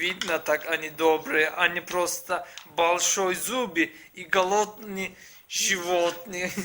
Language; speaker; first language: Russian; non-native, learner; Turkish